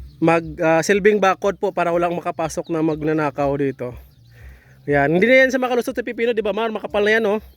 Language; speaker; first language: Filipino; non-native, local second language; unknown